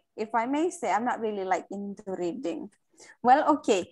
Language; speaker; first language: English; non-native, fluent; Indonesian